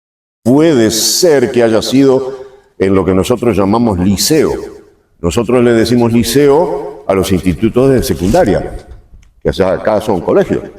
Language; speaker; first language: Spanish; native; Spanish